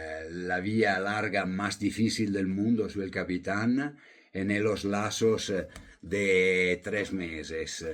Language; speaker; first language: Spanish; non-native, fluent; Italian